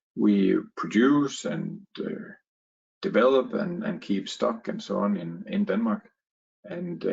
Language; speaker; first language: English; non-native, fluent; Danish